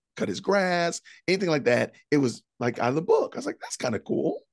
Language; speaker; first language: English; native; English